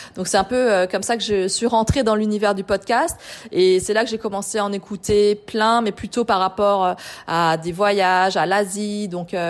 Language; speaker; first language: French; native; French